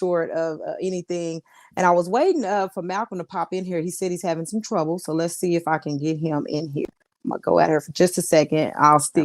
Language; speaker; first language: English; native; English